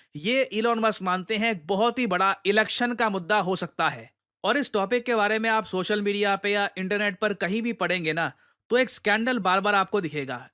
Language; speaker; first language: Hindi; native; Hindi